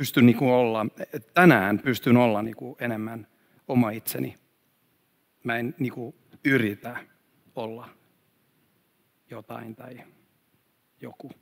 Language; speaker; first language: Finnish; non-native, fluent; Swedish